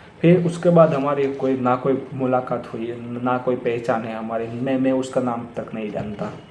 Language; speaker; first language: Hindi; non-native, local second language; Gujarati